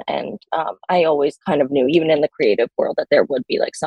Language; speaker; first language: English; native; English